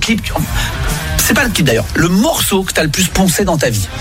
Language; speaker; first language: French; native; French